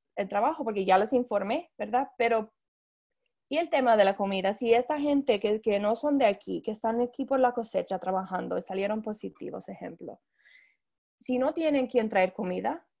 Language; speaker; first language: Spanish; non-native, fluent; English